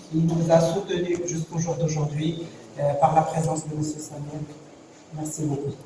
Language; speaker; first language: French; non-native, local second language; Arabic